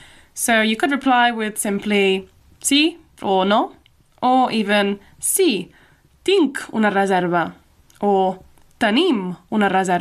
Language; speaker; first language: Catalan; non-native, fluent; English